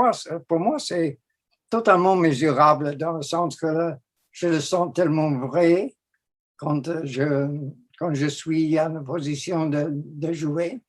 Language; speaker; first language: French; non-native, fluent; English